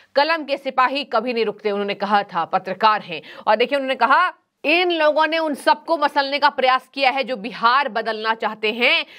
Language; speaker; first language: Hindi; native; Hindi